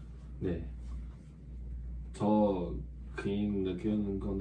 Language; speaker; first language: Korean; non-native, learner; Chinese